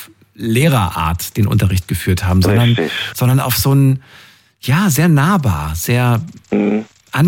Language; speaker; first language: German; native; German